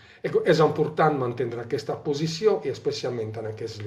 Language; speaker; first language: Catalan; non-native, local second language; Italian